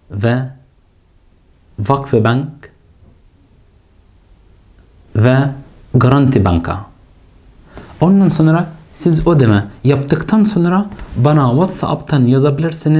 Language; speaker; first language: Turkish; non-native, fluent; Arabic